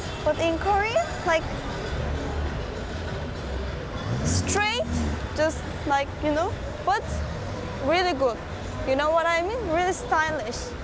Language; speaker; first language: English; non-native, fluent; Turkish